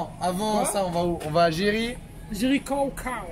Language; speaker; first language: French; native; French